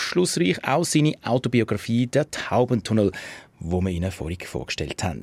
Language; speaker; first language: German; native; German